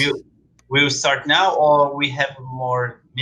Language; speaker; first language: English; non-native, learner; Portuguese